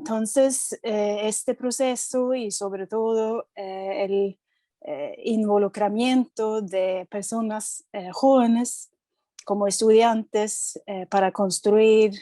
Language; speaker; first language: Spanish; non-native, fluent; Swedish